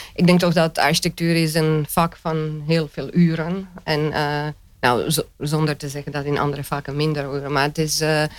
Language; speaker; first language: Dutch; non-native, fluent; Romanian